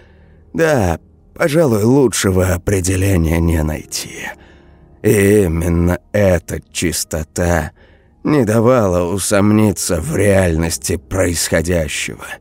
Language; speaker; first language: Russian; native; Russian